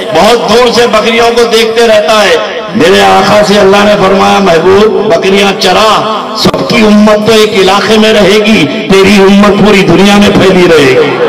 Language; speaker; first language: Hindi; non-native, local second language; Urdu